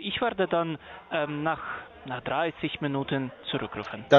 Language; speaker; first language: German; non-native, fluent; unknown